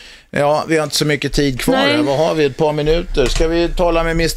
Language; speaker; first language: Swedish; native; Swedish